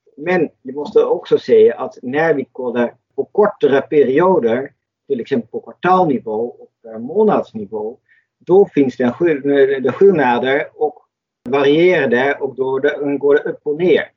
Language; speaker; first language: Swedish; non-native, fluent; Dutch